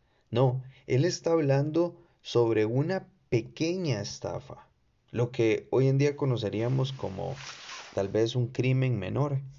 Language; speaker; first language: Spanish; native; Spanish